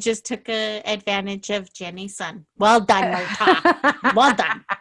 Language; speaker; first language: English; native; English